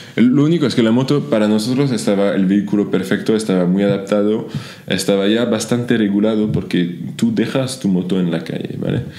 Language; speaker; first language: Spanish; non-native, fluent; French